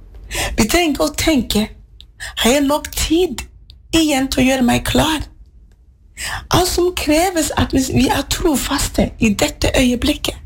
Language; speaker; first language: Norwegian; non-native, fluent; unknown